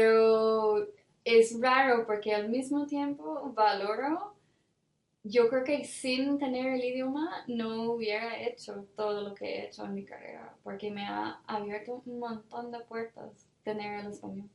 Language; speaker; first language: Spanish; non-native, fluent; English